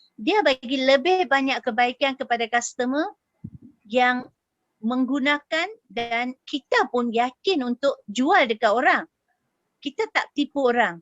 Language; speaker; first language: Malay; native; Malay